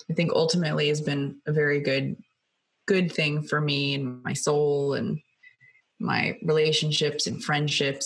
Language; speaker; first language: English; native; English